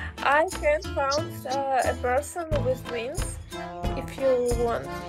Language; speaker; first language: English; non-native, learner; Russian